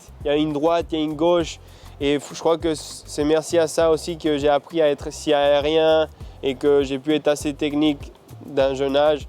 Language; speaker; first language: French; early bilingual, heritage; French